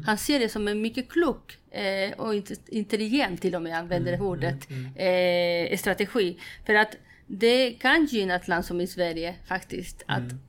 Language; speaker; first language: Swedish; non-native, fluent; Spanish